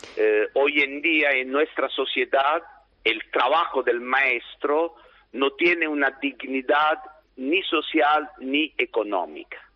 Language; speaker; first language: Spanish; non-native, fluent; Italian